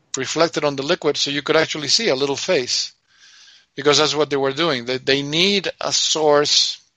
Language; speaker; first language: English; non-native, fluent; Spanish